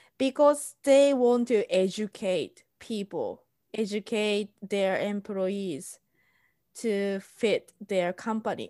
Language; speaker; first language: English; non-native, fluent; Japanese